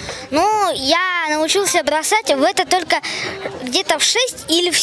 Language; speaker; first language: Russian; non-native, local second language; Kyrgyz